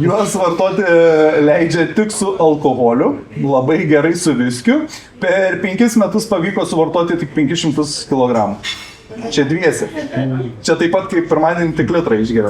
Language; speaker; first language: Lithuanian; native; Lithuanian